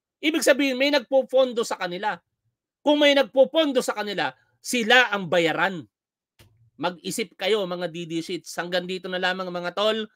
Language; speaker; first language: Filipino; native; Filipino